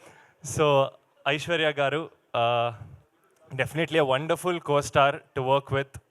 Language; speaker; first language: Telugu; non-native, learner; Kannada